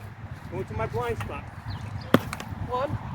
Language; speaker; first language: English; native; English